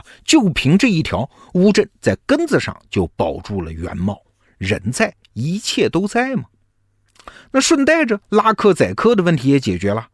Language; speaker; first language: Chinese; native; Chinese